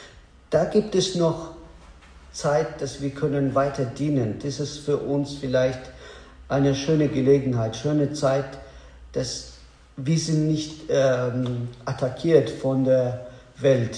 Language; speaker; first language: German; non-native, learner; Azerbaijani